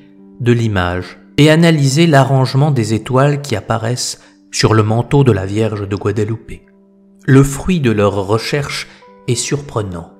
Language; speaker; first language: French; native; French